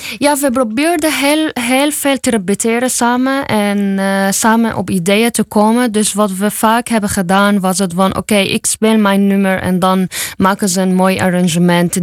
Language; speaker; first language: Dutch; non-native, fluent; Arabic